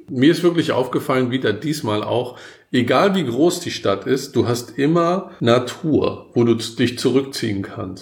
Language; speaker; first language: German; native; German